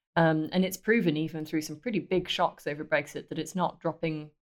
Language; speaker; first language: English; native; English